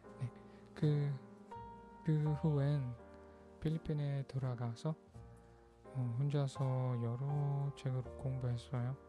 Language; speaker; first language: Korean; non-native, learner; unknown